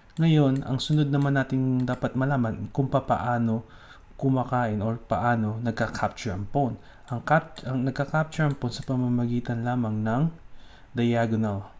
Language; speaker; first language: Filipino; native; Filipino